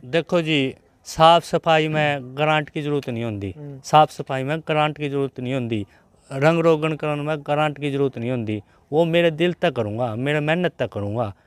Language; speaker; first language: Hindi; native; Hindi